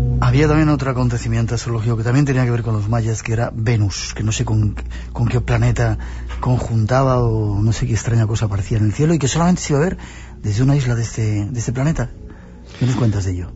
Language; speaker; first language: Spanish; native; Spanish